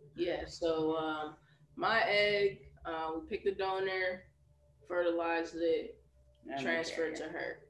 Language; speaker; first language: English; native; English